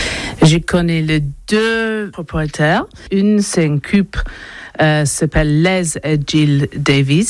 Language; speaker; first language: French; non-native, learner; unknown